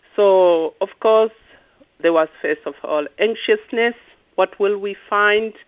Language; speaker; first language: English; non-native, local second language; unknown